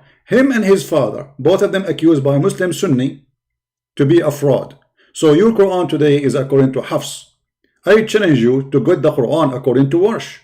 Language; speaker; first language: English; non-native, fluent; Arabic